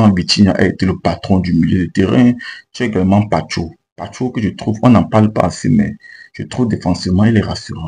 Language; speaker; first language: French; native; French